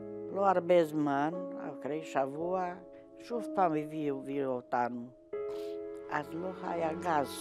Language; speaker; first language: Hebrew; non-native, learner; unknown